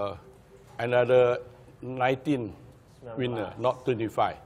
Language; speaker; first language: English; non-native, learner; Thai